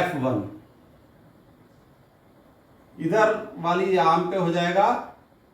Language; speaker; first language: Hindi; native; Hindi